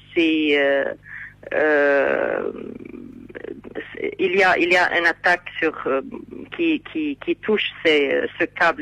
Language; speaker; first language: French; non-native, fluent; Arabic